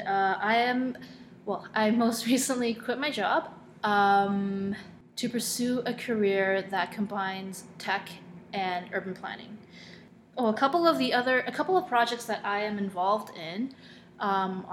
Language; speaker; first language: English; non-native, local second language; Cantonese